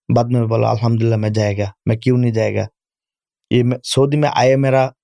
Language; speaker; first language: Urdu; non-native, learner; Bangla